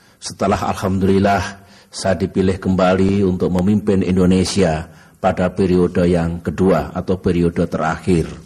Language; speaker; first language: Indonesian; native; Indonesian